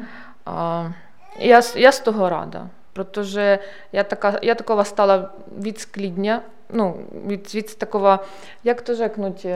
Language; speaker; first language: Czech; non-native, learner; Ukrainian